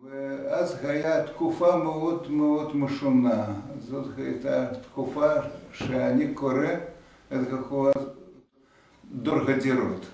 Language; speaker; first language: Hebrew; non-native, fluent; Russian